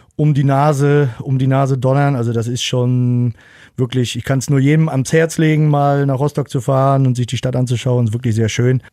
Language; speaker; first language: German; native; German